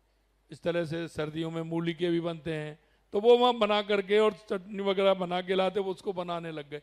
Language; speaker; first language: Hindi; native; Hindi